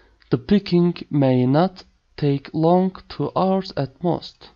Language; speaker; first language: English; non-native, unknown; Turkish